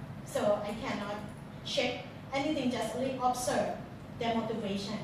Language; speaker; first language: English; non-native, fluent; Thai